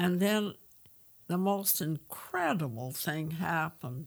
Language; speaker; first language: English; native; English